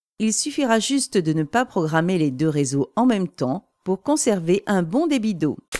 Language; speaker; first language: French; native; French